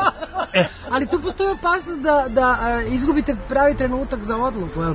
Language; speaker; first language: Serbian; native; Serbian